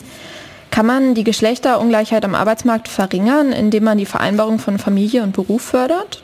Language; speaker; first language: German; native; German